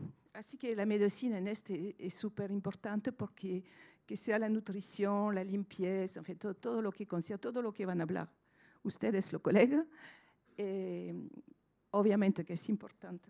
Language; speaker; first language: Spanish; non-native, fluent; French